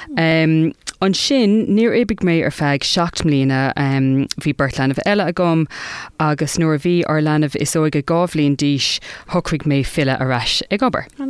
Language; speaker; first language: Irish; non-native, local second language; English